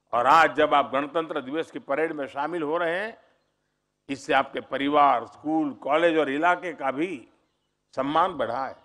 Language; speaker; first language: Hindi; native; Hindi